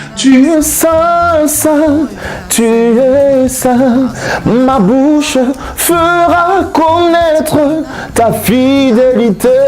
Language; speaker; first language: French; non-native, local second language; Lingala